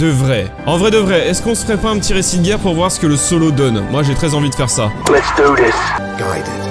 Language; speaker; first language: French; native; French